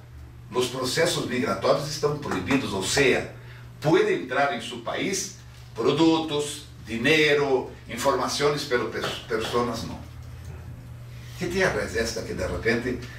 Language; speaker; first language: Spanish; non-native, fluent; Portuguese